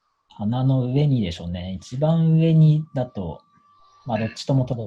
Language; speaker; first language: Japanese; native; Japanese